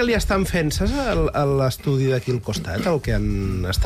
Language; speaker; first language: Catalan; native; Catalan